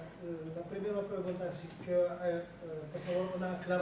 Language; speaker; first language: Spanish; non-native, fluent; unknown